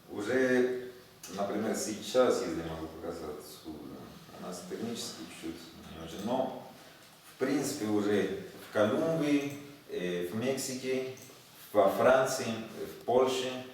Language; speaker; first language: Russian; non-native, learner; Spanish